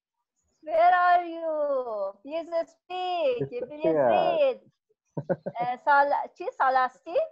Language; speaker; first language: English; non-native, learner; Persian